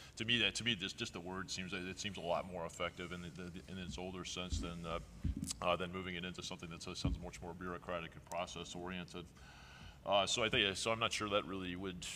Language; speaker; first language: English; native; English